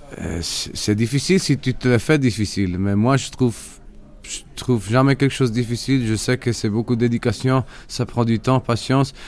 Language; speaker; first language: French; non-native, fluent; Spanish